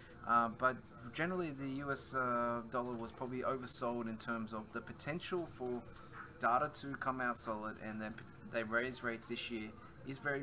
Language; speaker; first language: English; native; English